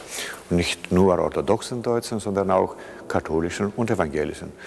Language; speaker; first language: German; non-native, fluent; Greek